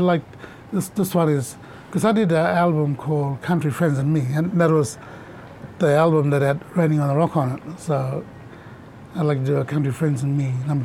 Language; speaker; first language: English; non-native, local second language; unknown